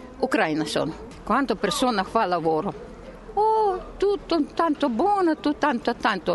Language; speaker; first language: Italian; non-native, learner; Ukrainian